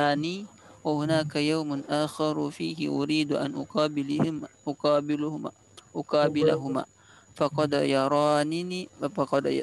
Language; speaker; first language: Arabic; non-native, learner; Indonesian